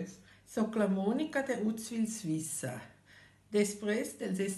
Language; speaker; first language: Catalan; non-native, fluent; German